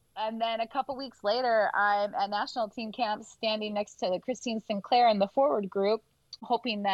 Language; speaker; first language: English; native; English